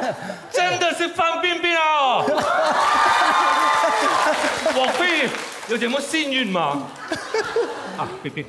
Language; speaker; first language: Chinese; non-native, local second language; Cantonese